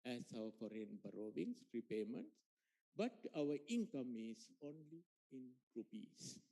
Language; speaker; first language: English; non-native, local second language; Sinhala